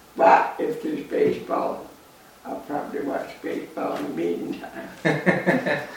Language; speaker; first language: English; native; English